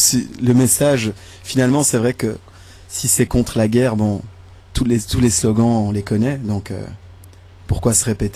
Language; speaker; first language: French; native; French